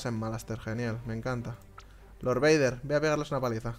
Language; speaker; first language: Spanish; native; Spanish